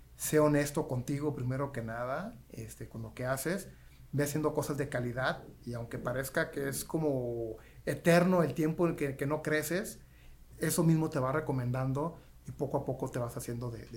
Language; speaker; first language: Spanish; native; Spanish